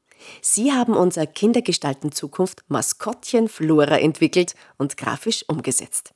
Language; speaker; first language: German; native; German